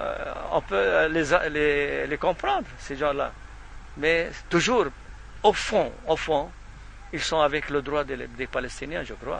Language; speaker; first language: French; non-native, fluent; Arabic